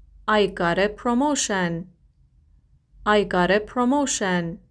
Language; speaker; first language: English; non-native, fluent; Persian